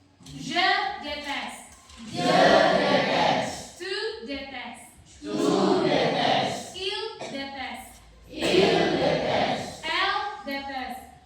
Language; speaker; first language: French; non-native, learner; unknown